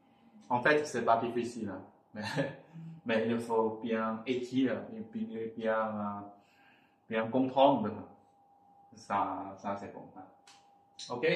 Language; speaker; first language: French; non-native, fluent; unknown